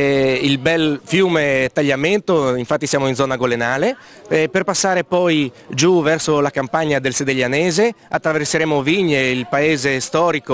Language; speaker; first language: Italian; native; Italian